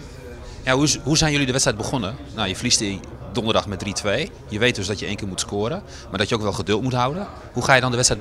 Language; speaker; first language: Dutch; native; Dutch